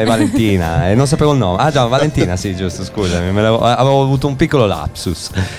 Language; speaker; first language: Italian; native; Italian